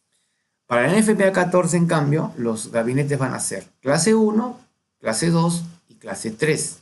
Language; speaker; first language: Spanish; native; Spanish